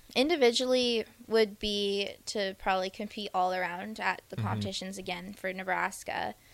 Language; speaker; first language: English; non-native, local second language; French